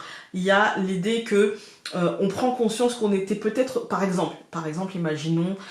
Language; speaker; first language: French; native; French